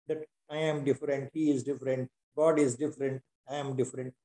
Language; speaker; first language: English; non-native, local second language; Kannada